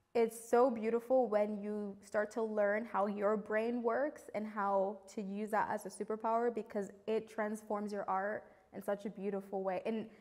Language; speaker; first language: English; native; English